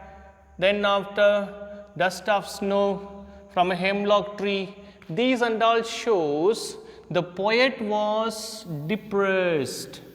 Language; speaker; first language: English; non-native, local second language; Hindi